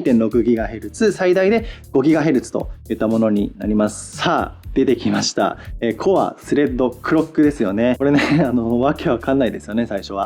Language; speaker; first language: Japanese; native; Japanese